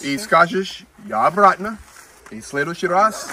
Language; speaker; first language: Ukrainian; non-native, learner; English